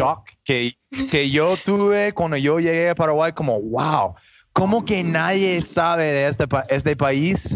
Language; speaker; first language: Spanish; non-native, learner; English